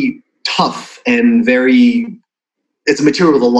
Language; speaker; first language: English; non-native, fluent; Russian